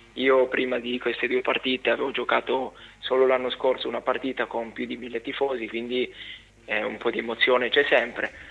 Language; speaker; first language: Italian; native; Italian